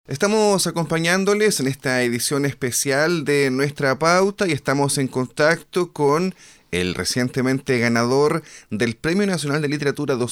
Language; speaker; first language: Spanish; native; Spanish